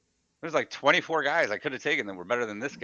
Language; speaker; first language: English; native; English